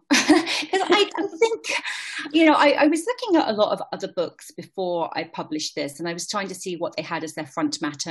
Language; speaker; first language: English; native; English